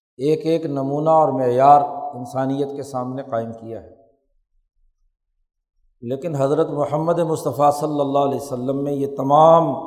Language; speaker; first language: Urdu; non-native, local second language; Punjabi